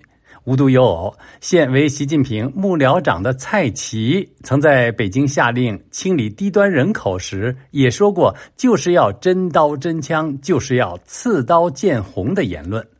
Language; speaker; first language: Chinese; native; Chinese